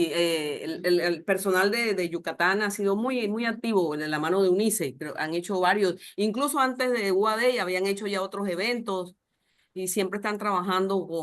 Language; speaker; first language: Spanish; native; Spanish